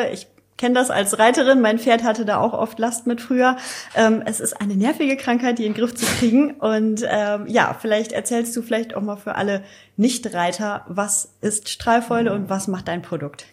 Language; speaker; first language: German; native; German